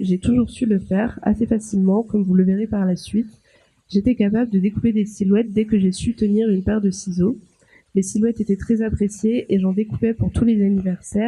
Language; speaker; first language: French; native; French